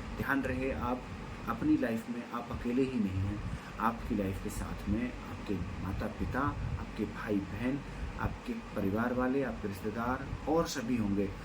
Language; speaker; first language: Hindi; native; Hindi